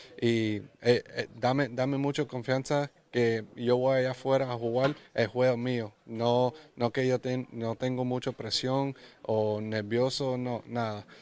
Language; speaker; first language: Spanish; early bilingual, other home language; English